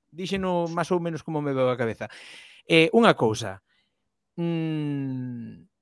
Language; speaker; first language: Galician; native; Galician